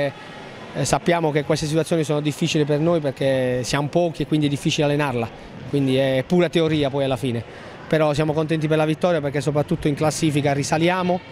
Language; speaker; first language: Italian; native; Italian